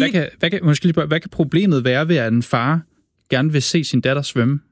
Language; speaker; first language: Danish; native; Danish